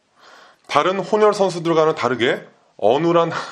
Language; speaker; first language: Korean; native; Korean